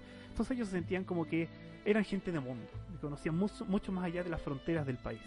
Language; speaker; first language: Spanish; native; Spanish